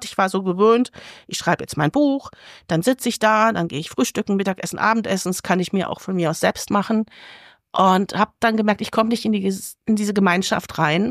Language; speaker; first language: German; native; German